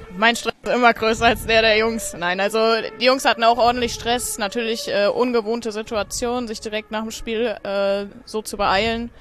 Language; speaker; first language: German; native; German